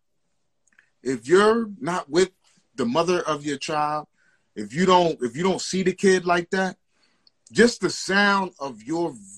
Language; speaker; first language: English; native; English